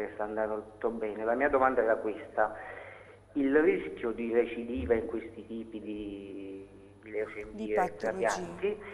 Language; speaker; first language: Italian; native; Italian